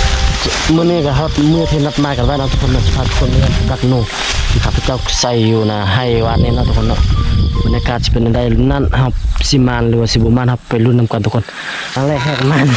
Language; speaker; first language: Thai; non-native, local second language; Lao